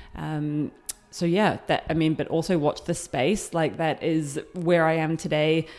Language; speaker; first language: English; native; English